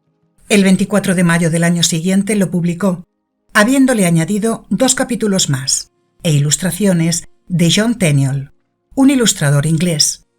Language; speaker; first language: Spanish; native; Spanish